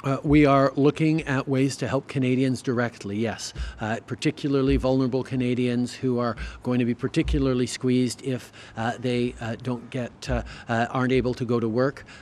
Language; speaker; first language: English; early bilingual, other home language; French